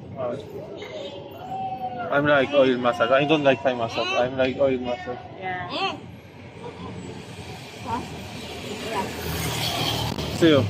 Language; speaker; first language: English; non-native, learner; Polish